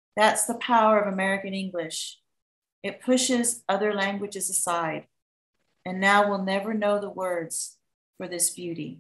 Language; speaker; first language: English; native; English